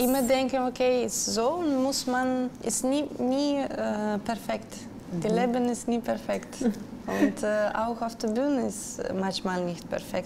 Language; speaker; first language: German; non-native, learner; Russian